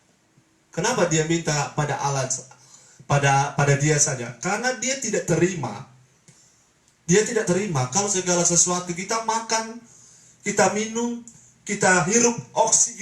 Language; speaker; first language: Indonesian; native; Indonesian